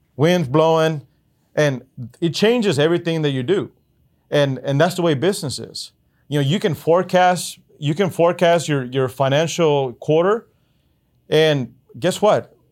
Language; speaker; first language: English; early bilingual, other home language; Spanish